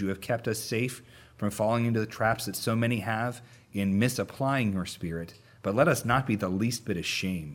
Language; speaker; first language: English; native; English